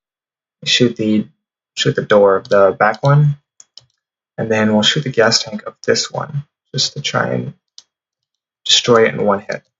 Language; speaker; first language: English; native; English